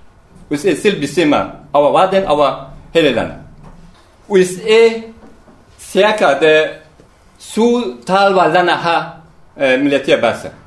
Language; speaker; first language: Danish; non-native, learner; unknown